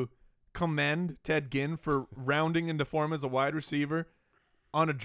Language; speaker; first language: English; native; English